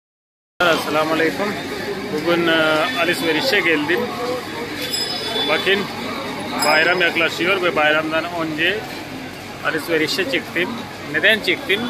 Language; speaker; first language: Turkish; non-native, fluent; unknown